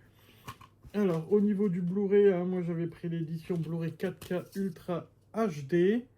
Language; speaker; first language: French; native; French